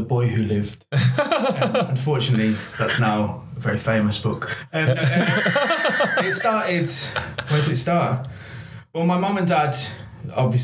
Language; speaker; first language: English; native; English